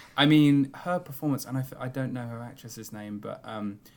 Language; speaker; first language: English; native; English